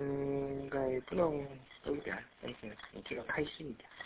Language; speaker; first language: Chinese; non-native, learner; Korean